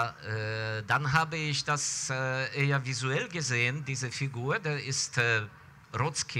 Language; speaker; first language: German; non-native, fluent; Ukrainian